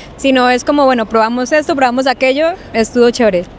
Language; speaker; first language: Spanish; native; Spanish